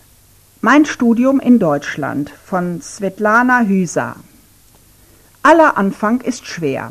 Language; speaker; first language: German; non-native, fluent; Ukrainian